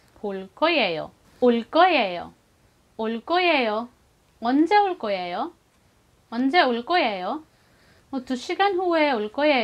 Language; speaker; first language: Korean; non-native, fluent; Filipino